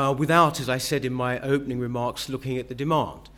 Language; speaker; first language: English; native; English